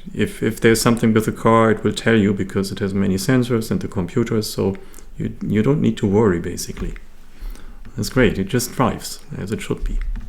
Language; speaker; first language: English; non-native, fluent; German